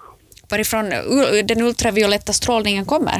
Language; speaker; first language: Swedish; native; Swedish